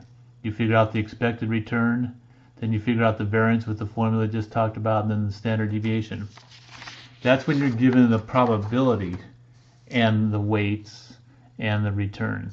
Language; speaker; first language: English; native; English